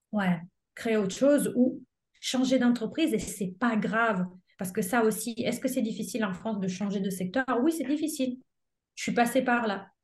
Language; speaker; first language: French; non-native, fluent; Italian